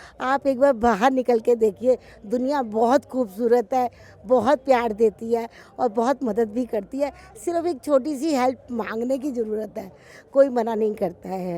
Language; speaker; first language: Hindi; native; Hindi